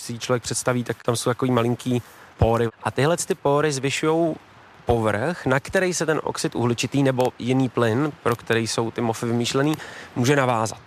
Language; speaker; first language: Czech; native; Czech